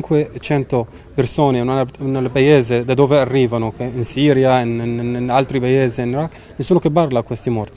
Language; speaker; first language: Italian; non-native, learner; Arabic